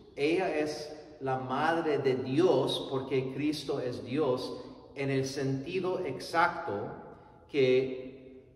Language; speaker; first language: Spanish; non-native, fluent; English